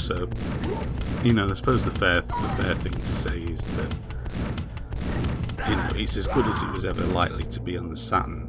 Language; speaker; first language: English; native; English